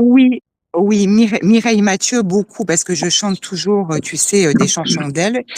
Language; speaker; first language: French; native; French